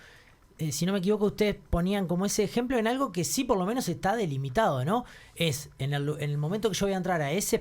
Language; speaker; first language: Spanish; native; Spanish